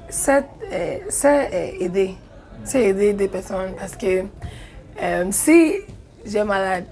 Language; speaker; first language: French; non-native, learner; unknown